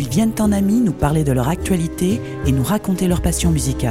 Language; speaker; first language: French; native; French